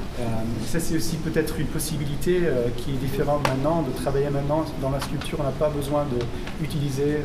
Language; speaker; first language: French; non-native, fluent; German